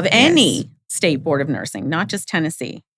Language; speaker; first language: English; native; English